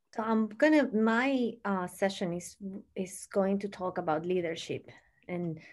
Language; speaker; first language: English; non-native, fluent; Spanish